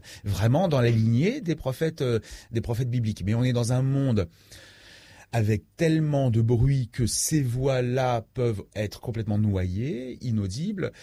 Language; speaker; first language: French; native; French